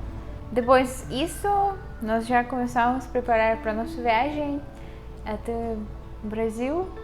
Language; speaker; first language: Portuguese; non-native, fluent; Russian